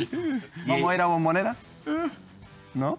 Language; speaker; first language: Portuguese; non-native, learner; Spanish